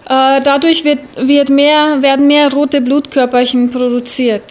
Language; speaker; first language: German; native; German